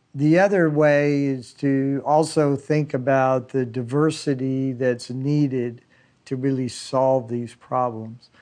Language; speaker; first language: English; native; English